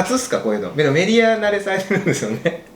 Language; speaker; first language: Japanese; native; Japanese